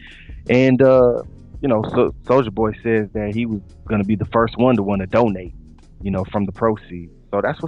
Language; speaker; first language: English; native; English